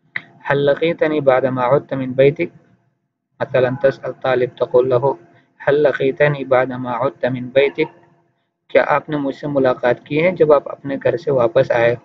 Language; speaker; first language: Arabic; non-native, fluent; Urdu